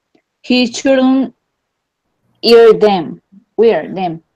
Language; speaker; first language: English; non-native, learner; Spanish